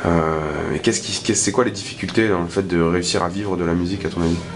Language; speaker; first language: French; native; French